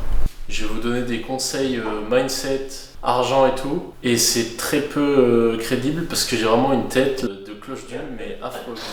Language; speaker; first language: French; native; French